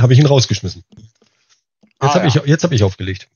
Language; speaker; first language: German; native; German